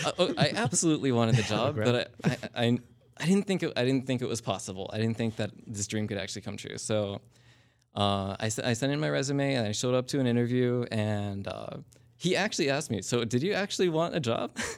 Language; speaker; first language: English; native; English